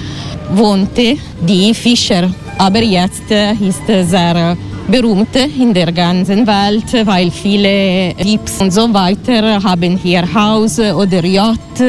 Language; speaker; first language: German; non-native, learner; Italian